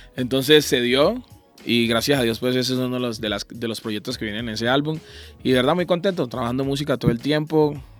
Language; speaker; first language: Spanish; native; Spanish